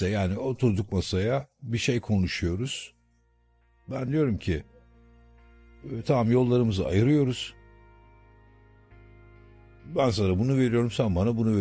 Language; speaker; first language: Turkish; native; Turkish